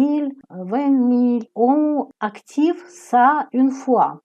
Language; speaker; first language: French; non-native, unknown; Ukrainian